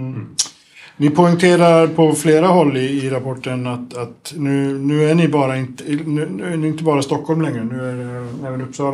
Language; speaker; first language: Swedish; native; Swedish